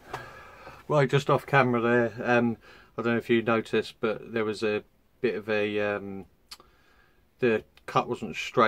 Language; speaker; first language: English; native; English